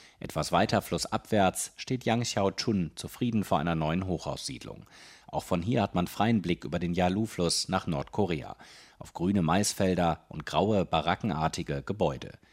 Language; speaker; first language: German; native; German